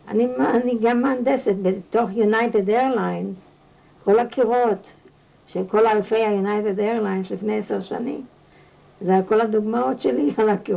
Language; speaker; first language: Hebrew; non-native, fluent; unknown